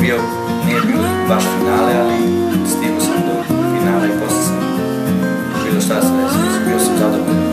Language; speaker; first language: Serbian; early bilingual, heritage; Serbian